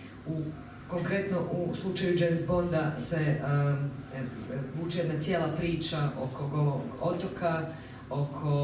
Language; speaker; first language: Croatian; native; Croatian